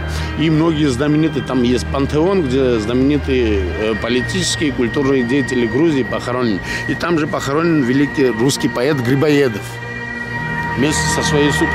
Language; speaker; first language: Russian; non-native, local second language; Georgian